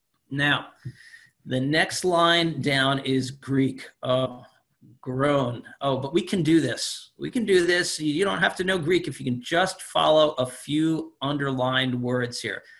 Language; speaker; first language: English; native; English